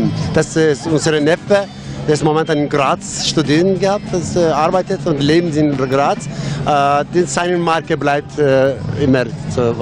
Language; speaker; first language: German; non-native, learner; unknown